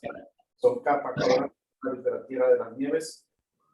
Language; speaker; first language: Spanish; native; Spanish